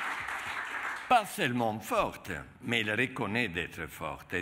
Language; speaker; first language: French; non-native, fluent; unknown